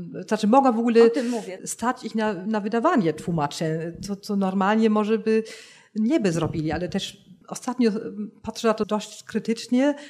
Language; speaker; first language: Polish; non-native, fluent; German